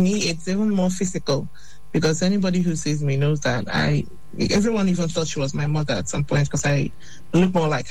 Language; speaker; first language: English; non-native, local second language; Igbo